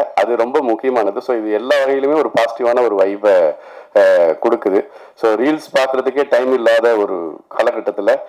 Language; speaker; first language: Tamil; native; Tamil